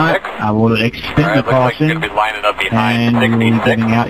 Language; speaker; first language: English; native; English